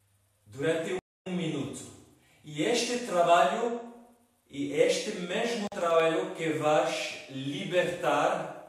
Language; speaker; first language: Portuguese; non-native, fluent; French